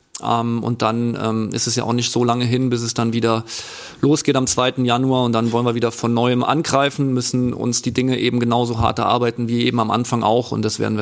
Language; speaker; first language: German; native; German